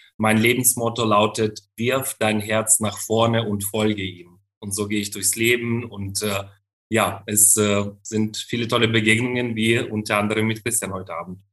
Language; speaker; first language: German; non-native, fluent; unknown